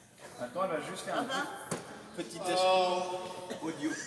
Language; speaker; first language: French; native; French